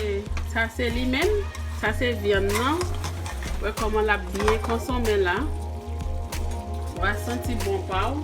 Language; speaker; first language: French; non-native, learner; Haitian Creole